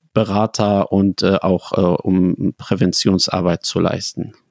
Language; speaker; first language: German; non-native, fluent; Arabic